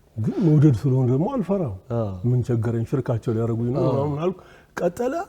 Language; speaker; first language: Amharic; native; Amharic